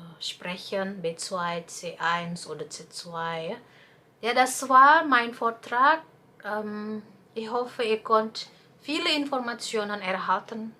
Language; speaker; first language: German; non-native, fluent; Indonesian